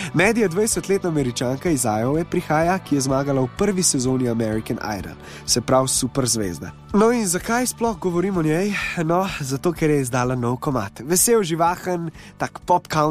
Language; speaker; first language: Slovenian; native; Slovenian